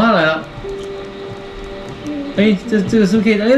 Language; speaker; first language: Chinese; native; Chinese